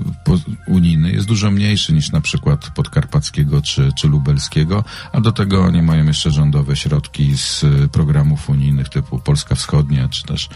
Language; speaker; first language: Polish; native; Polish